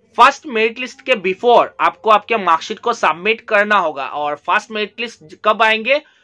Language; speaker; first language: Hindi; non-native, local second language; Bangla